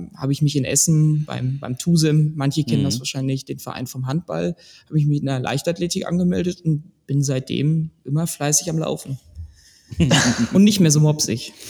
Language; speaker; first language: German; native; German